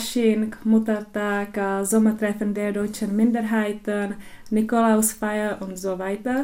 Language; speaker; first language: German; non-native, local second language; Czech